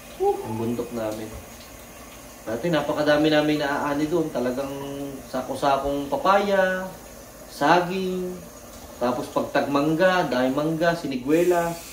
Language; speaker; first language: Filipino; native; Filipino